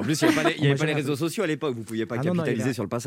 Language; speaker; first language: French; native; French